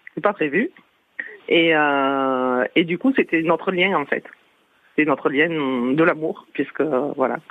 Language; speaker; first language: French; native; French